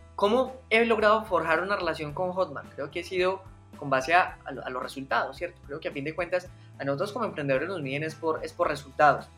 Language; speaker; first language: Spanish; native; Spanish